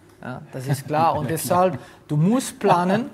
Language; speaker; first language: German; non-native, fluent; French